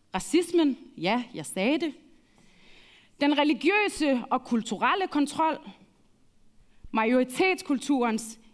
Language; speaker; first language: Danish; early bilingual, other home language; Arabic